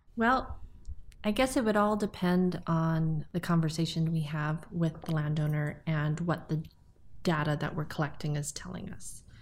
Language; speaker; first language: English; native; English